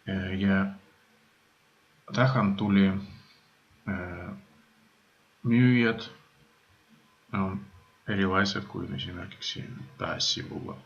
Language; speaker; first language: Finnish; non-native, fluent; Russian